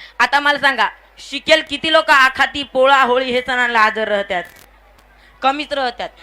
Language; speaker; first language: Marathi; non-native, local second language; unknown